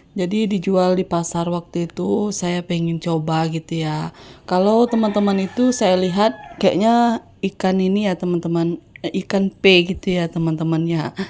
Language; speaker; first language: Indonesian; native; Indonesian